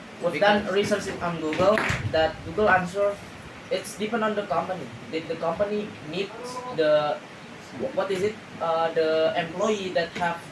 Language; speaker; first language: English; non-native, learner; Indonesian